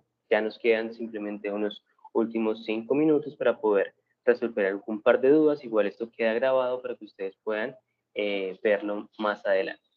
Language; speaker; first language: Spanish; native; Spanish